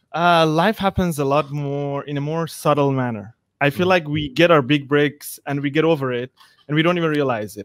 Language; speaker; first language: English; non-native, fluent; Persian